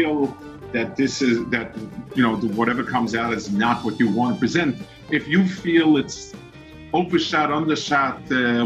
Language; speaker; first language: English; early bilingual, other home language; Yiddish